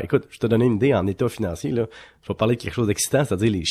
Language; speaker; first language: French; native; French